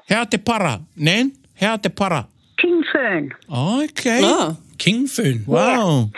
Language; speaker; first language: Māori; non-native, local second language; English